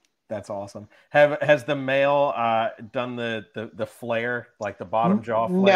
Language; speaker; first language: English; native; English